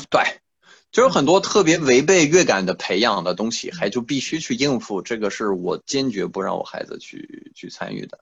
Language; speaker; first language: Chinese; non-native, fluent; French